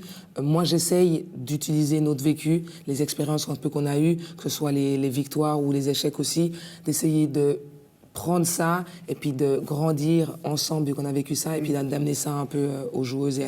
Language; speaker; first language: French; native; French